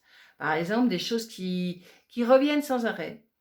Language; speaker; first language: French; native; French